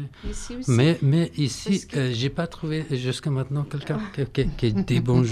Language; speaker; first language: French; non-native, learner; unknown